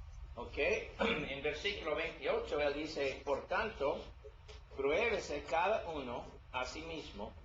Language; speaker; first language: Spanish; non-native, learner; English